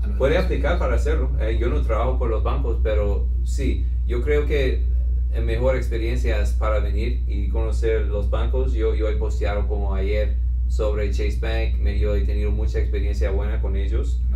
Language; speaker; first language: Spanish; non-native, fluent; English